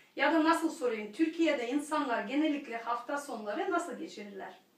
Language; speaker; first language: Turkish; non-native, fluent; Russian